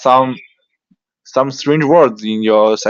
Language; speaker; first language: English; non-native, learner; Chinese